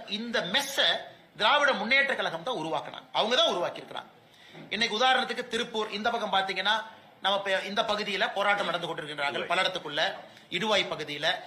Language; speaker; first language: Tamil; native; Tamil